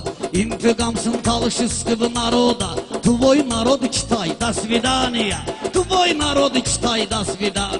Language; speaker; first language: Russian; non-native, learner; Talysh